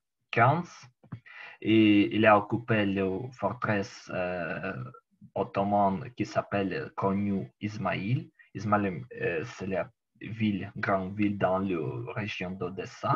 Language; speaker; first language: French; non-native, learner; Ukrainian